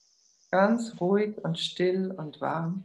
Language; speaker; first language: German; native; German